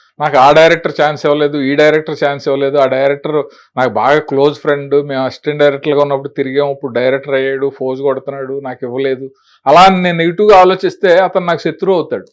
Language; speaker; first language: Telugu; native; Telugu